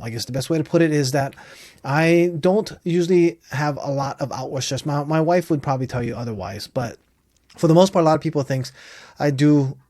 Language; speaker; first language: English; native; English